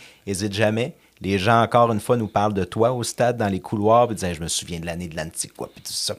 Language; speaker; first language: French; native; French